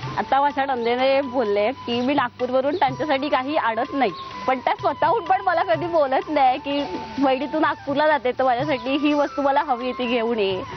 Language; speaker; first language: Marathi; native; Marathi